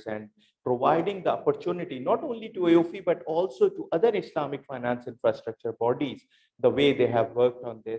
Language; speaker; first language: English; non-native, local second language; Urdu